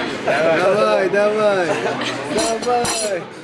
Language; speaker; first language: Russian; non-native, learner; French